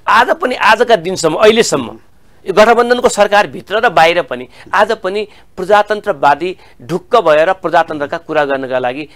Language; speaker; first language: Nepali; native; Nepali